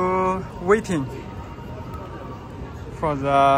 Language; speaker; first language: English; non-native, learner; Chinese